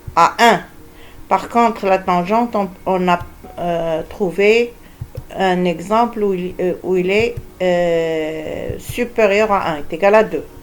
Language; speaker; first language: French; non-native, local second language; Arabic